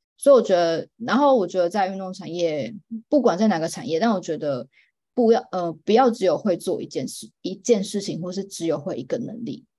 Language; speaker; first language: Chinese; native; Chinese